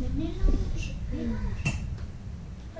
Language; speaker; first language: French; native; French